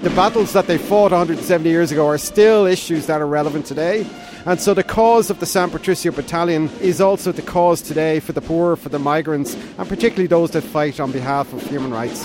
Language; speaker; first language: English; native; English